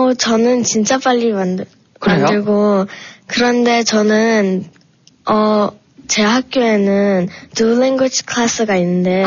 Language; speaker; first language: Korean; early bilingual, heritage; Korean